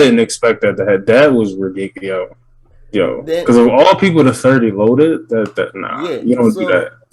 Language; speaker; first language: English; native; English